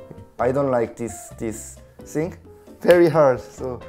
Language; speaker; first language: English; non-native, learner; Korean